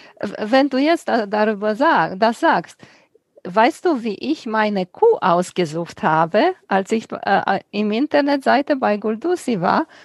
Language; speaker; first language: German; non-native, fluent; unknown